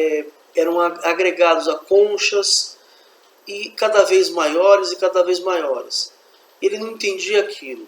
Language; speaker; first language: Portuguese; native; Portuguese